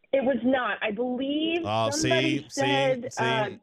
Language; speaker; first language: English; native; English